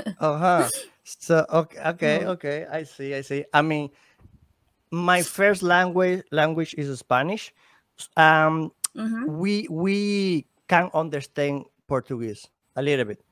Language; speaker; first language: English; non-native, learner; Spanish